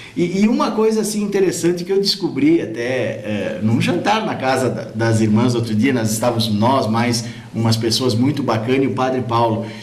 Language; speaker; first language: Portuguese; native; Portuguese